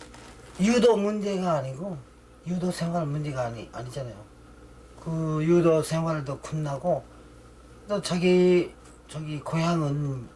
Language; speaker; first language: Korean; early bilingual, heritage; Korean